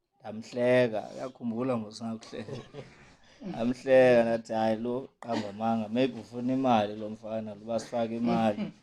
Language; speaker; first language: Zulu; non-native, local second language; Xhosa